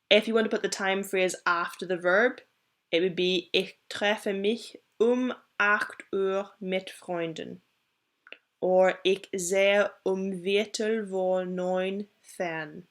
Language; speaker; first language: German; non-native, fluent; English